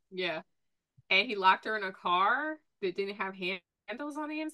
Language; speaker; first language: English; native; English